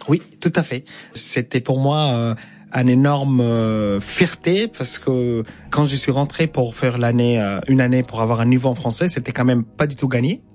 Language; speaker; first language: French; non-native, fluent; Arabic